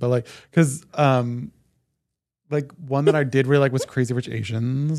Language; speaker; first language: English; native; English